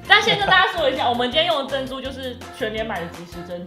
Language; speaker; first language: Chinese; native; Chinese